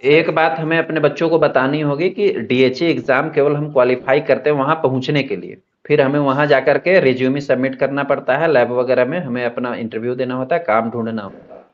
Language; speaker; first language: Hindi; native; Hindi